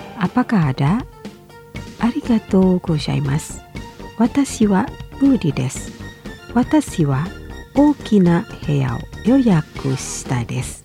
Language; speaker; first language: Japanese; non-native, fluent; Indonesian